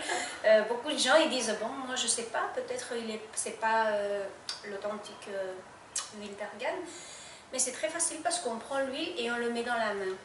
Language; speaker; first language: French; non-native, fluent; Spanish